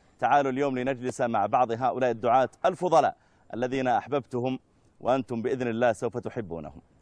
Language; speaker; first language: Arabic; native; Arabic